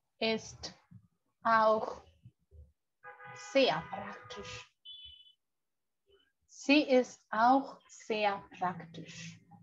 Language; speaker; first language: German; non-native, fluent; Spanish